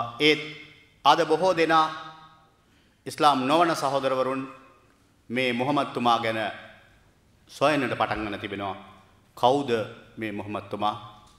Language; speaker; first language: Sinhala; non-native, local second language; Tamil